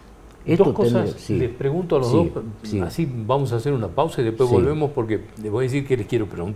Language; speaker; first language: Spanish; native; Spanish